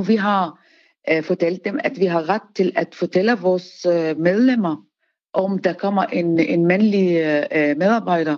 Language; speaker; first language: Danish; non-native, fluent; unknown